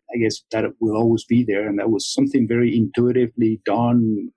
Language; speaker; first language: English; non-native, fluent; Spanish